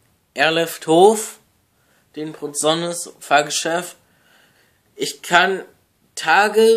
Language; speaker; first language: German; non-native, learner; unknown